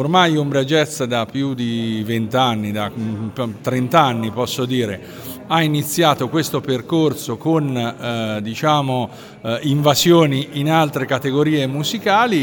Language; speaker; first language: Italian; native; Italian